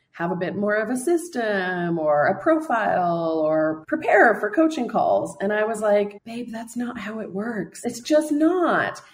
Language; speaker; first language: English; native; English